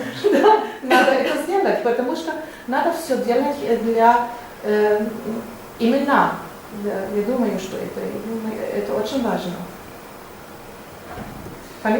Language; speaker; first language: Russian; non-native, learner; German